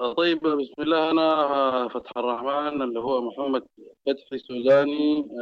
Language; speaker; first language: Arabic; native; Arabic